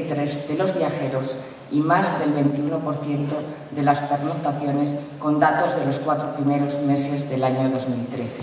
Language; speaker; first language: Spanish; native; Spanish